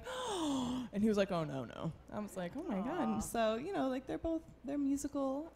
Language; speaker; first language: English; native; English